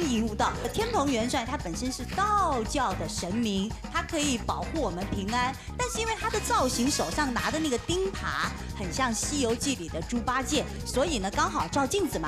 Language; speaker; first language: Chinese; native; Chinese